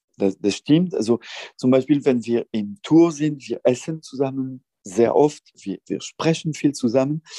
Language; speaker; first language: German; non-native, fluent; French